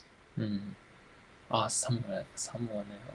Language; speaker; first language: English; non-native, learner; Japanese